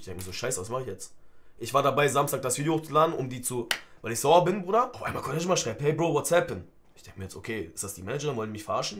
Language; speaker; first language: German; early bilingual, other home language; Turkish